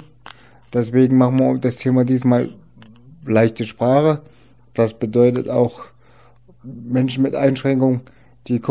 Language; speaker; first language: German; native; German